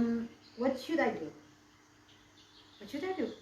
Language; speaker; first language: English; non-native, learner; Indonesian